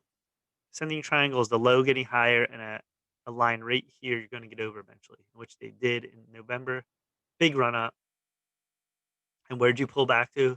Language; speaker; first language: English; native; English